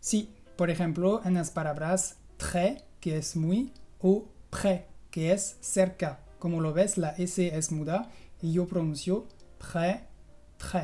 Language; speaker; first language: Spanish; non-native, fluent; French